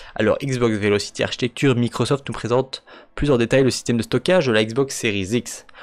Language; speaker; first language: French; native; French